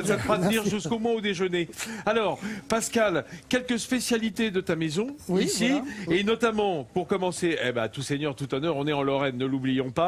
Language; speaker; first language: French; native; French